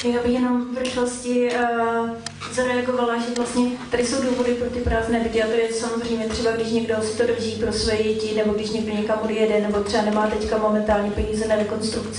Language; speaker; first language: Czech; native; Czech